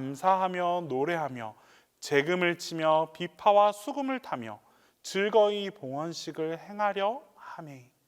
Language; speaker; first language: Korean; native; Korean